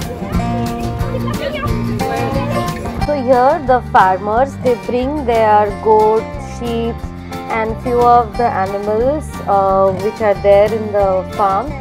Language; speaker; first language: English; non-native, local second language; Marathi